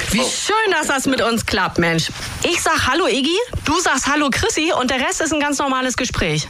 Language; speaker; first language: German; native; German